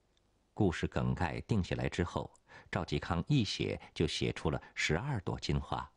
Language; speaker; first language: Chinese; native; Chinese